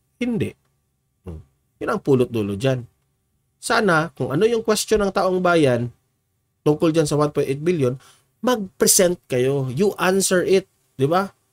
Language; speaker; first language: Filipino; native; Filipino